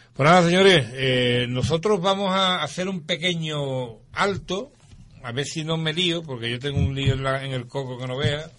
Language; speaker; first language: Spanish; native; Spanish